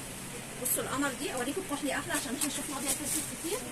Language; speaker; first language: Arabic; native; Arabic